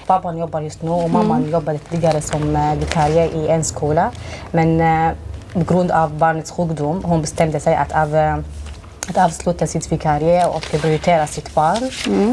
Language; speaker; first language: Swedish; non-native, fluent; Arabic